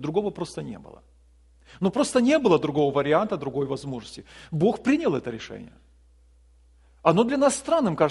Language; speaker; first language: Russian; native; Russian